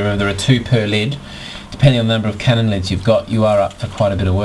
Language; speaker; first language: English; native; English